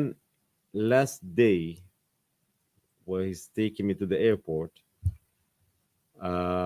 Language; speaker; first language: English; non-native, learner; Arabic